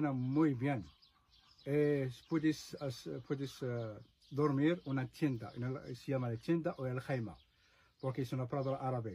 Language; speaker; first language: Spanish; non-native, learner; Arabic